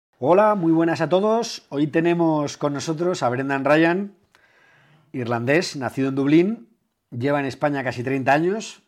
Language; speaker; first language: Spanish; native; Spanish